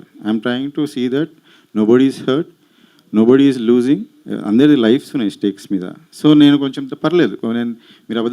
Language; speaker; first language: Telugu; native; Telugu